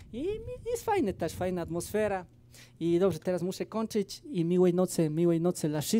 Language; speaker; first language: Polish; non-native, fluent; Spanish